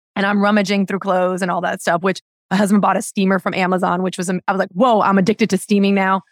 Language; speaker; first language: English; native; English